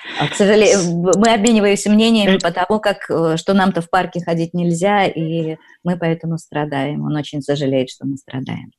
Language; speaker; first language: Russian; native; Russian